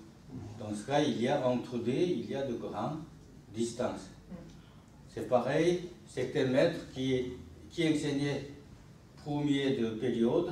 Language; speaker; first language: French; non-native, learner; Korean